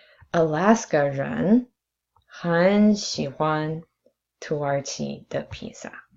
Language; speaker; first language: Chinese; non-native, fluent; English